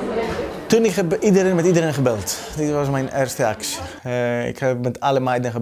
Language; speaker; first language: Dutch; non-native, fluent; Greek